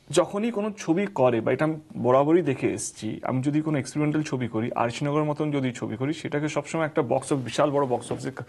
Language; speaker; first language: Bangla; non-native, local second language; Hindi